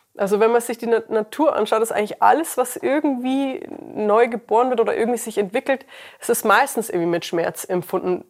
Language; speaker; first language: German; early bilingual, other home language; English